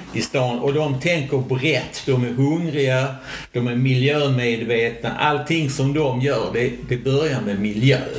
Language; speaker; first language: Swedish; native; Swedish